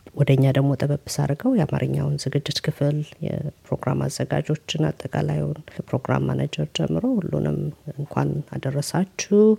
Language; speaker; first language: Amharic; native; Amharic